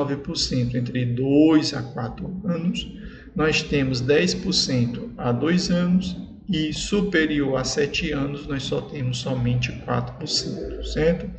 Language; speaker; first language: Portuguese; native; Portuguese